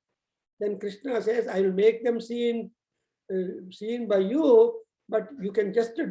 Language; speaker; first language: English; non-native, local second language; Telugu